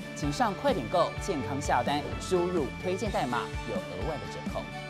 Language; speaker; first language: Chinese; native; Chinese